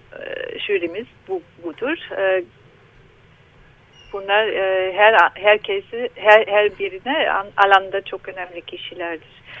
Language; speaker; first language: Turkish; non-native, learner; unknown